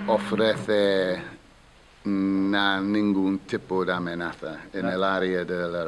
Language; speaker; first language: Spanish; non-native, fluent; English